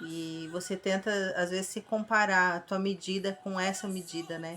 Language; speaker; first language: Portuguese; native; Portuguese